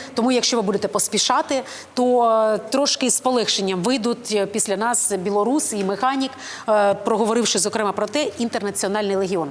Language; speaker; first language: Ukrainian; native; Ukrainian